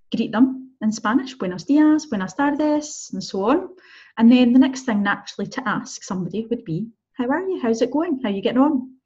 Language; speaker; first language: English; native; English